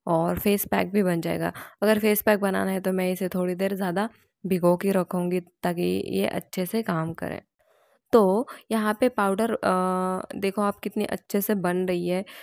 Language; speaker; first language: Hindi; non-native, local second language; Marathi